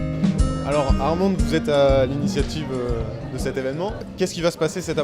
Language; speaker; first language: French; native; French